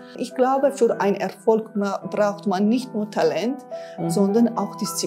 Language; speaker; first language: German; non-native, fluent; Armenian